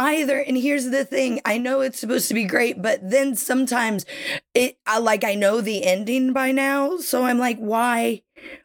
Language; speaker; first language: English; native; English